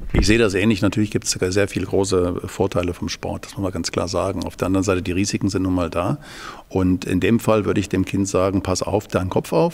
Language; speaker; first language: German; native; German